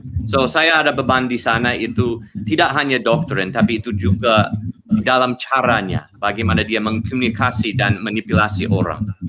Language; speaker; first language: Indonesian; non-native, learner; English